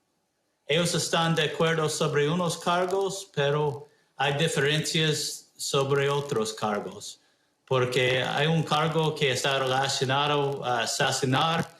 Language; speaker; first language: Spanish; non-native, fluent; English